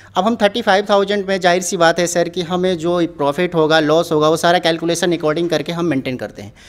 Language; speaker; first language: Hindi; native; Hindi